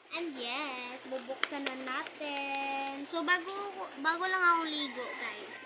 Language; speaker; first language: Filipino; non-native, local second language; Cebuano